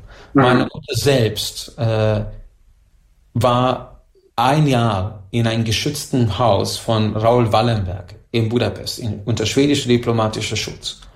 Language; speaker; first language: German; non-native, fluent; Hungarian